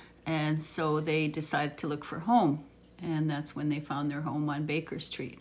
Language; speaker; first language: English; early bilingual, other home language; Italian